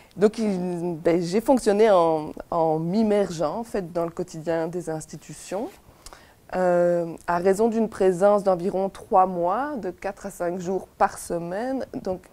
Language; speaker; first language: French; native; French